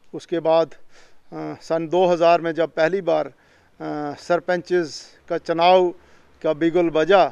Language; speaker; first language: Hindi; native; Hindi